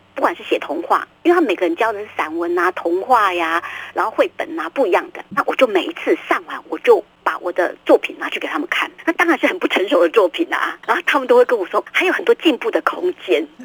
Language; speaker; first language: Chinese; native; Chinese